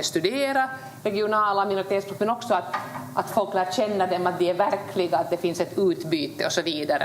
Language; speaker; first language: Swedish; native; Swedish